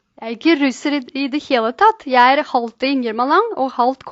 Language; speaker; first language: Norwegian; non-native, fluent; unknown